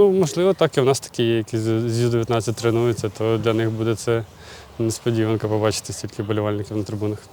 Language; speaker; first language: Ukrainian; native; Ukrainian